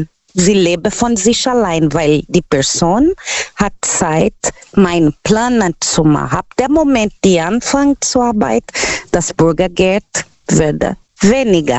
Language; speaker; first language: German; non-native, learner; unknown